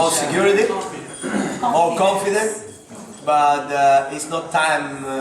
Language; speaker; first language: English; non-native, learner; Spanish